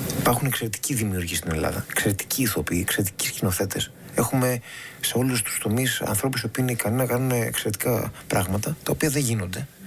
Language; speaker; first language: Greek; native; Greek